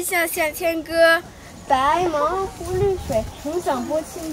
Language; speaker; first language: Chinese; non-native, fluent; French